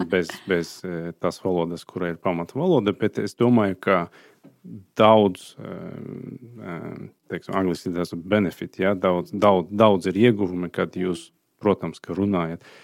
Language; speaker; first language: Latvian; non-native, fluent; Azerbaijani